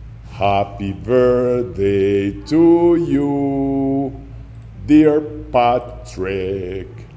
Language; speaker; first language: English; non-native, fluent; Spanish